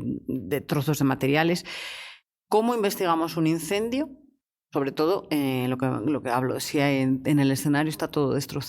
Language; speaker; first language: Spanish; native; Spanish